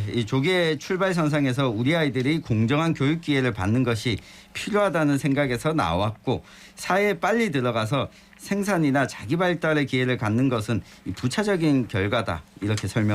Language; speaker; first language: Korean; native; Korean